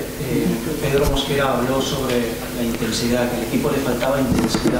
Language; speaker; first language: Spanish; native; Spanish